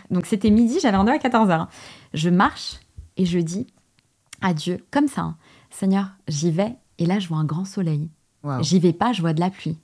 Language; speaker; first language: French; early bilingual, other home language; Portuguese